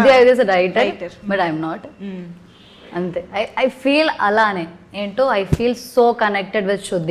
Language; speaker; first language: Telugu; non-native, learner; Malayalam